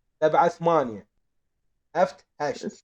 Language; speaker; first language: Persian; non-native, fluent; Arabic